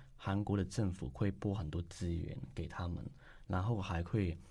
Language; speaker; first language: Chinese; non-native, local second language; Cantonese